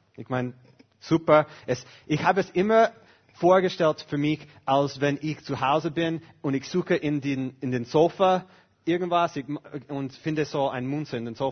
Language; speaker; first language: German; non-native, fluent; English